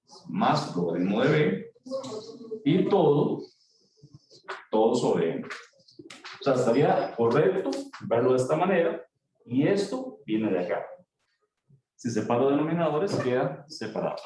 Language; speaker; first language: Spanish; native; Spanish